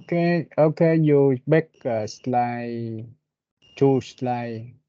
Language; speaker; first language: English; non-native, learner; Vietnamese